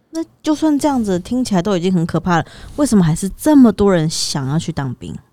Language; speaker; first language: Chinese; native; Chinese